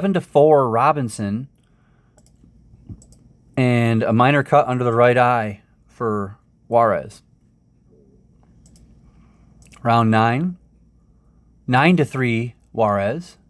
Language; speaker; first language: English; native; English